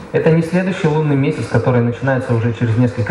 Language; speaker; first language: Russian; native; Russian